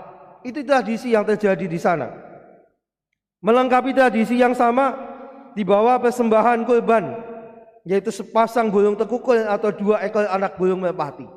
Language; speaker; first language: Indonesian; non-native, local second language; Javanese